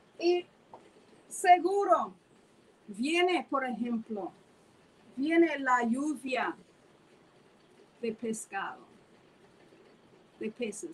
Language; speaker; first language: Spanish; non-native, fluent; English